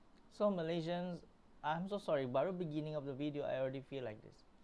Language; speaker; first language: English; non-native, local second language; Malay